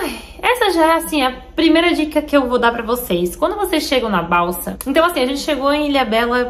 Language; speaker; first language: Portuguese; native; Portuguese